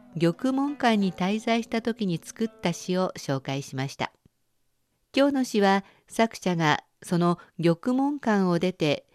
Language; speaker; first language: Japanese; native; Japanese